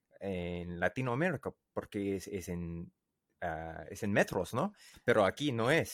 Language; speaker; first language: Spanish; non-native, learner; English